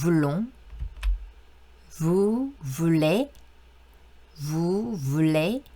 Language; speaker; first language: French; non-native, fluent; Korean